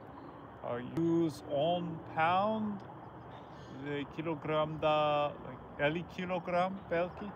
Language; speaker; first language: Turkish; non-native, learner; English